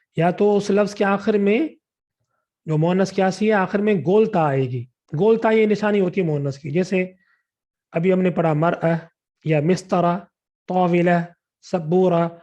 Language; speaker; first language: Urdu; non-native, local second language; Sindhi